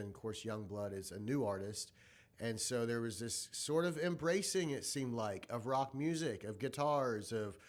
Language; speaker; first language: English; native; English